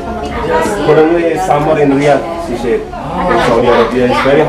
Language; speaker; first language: English; non-native, learner; Indonesian